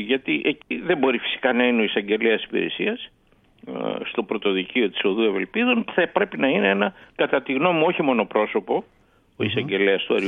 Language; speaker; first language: Greek; native; Greek